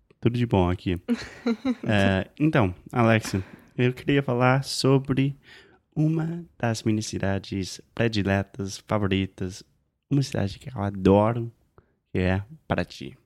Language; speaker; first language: Portuguese; non-native, fluent; English